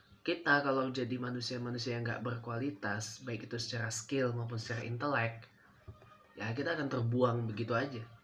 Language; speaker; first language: Indonesian; non-native, fluent; English